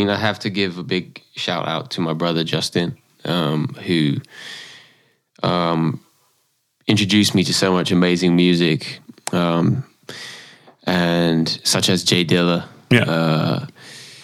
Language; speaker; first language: English; native; English